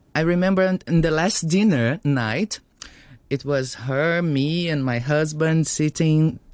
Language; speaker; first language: English; non-native, fluent; Portuguese